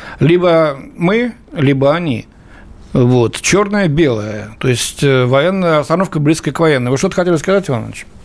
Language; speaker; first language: Russian; native; Russian